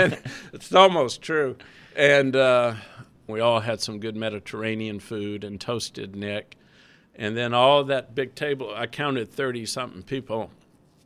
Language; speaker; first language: English; native; English